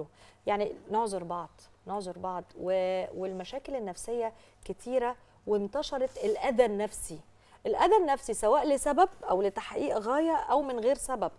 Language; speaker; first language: Arabic; native; Arabic